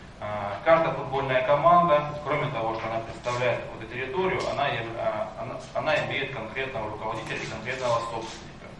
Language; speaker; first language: Russian; native; Russian